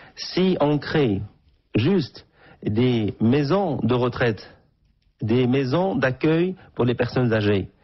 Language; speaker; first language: French; non-native, local second language; Arabic